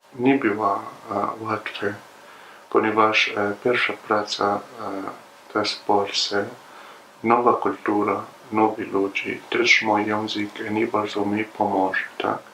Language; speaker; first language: Polish; non-native, learner; Arabic